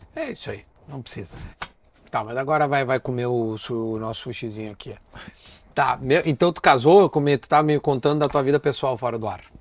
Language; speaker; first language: Portuguese; native; Portuguese